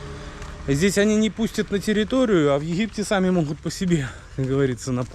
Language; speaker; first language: Russian; native; Russian